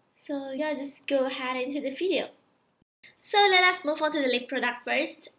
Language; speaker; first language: English; non-native, fluent; Indonesian